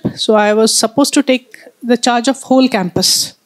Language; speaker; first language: English; non-native, local second language; Marathi